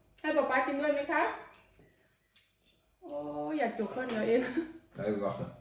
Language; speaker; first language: Dutch; non-native, learner; Thai